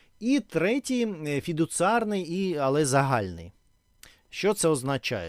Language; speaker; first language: Ukrainian; non-native, learner; Russian